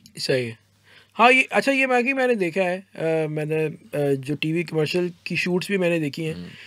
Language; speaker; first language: Urdu; native; Urdu